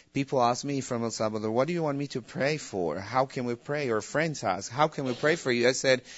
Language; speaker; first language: English; non-native, fluent; Spanish